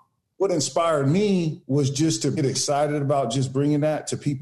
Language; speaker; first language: English; native; English